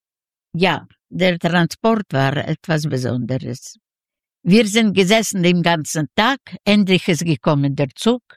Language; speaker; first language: German; non-native, fluent; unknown